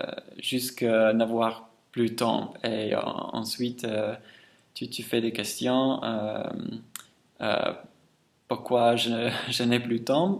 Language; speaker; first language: French; non-native, fluent; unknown